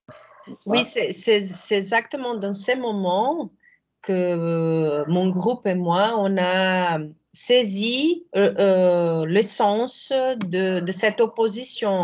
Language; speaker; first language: French; non-native, fluent; Portuguese